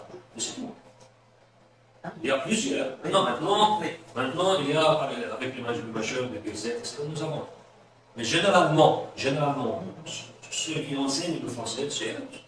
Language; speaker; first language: French; non-native, fluent; Arabic